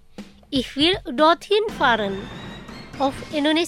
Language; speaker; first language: German; non-native, learner; Indonesian